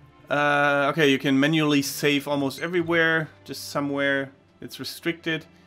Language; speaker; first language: English; non-native, fluent; German